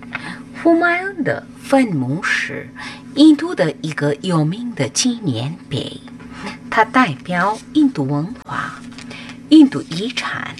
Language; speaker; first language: Chinese; non-native, fluent; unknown